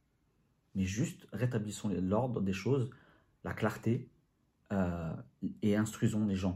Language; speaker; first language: French; native; French